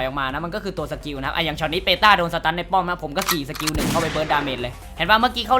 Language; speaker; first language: Thai; native; Thai